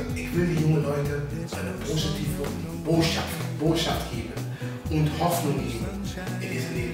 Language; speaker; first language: German; non-native, fluent; Papiamento